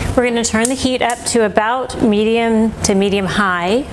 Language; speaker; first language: English; native; English